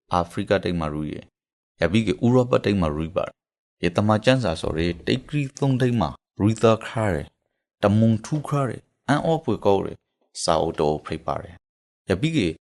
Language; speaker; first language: Burmese; native; Burmese